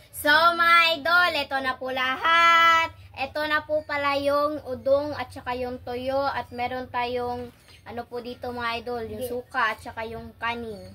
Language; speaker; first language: Filipino; non-native, local second language; Cebuano